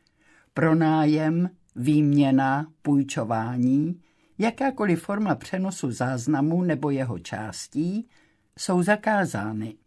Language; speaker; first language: Czech; native; Czech